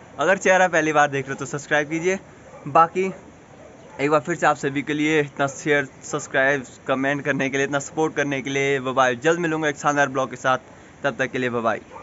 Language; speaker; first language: Hindi; native; Hindi